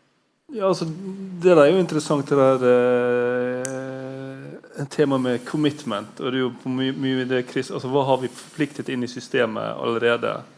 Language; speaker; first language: Norwegian; native; Norwegian